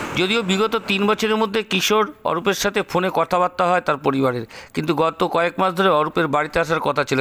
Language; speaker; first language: Bangla; native; Bangla